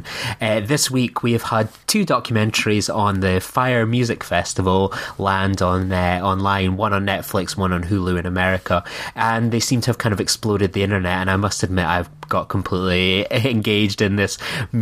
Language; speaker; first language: English; native; English